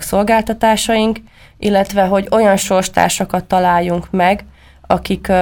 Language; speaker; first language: Hungarian; native; Hungarian